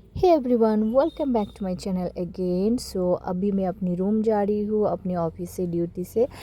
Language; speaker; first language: Hindi; non-native, local second language; Kok Borok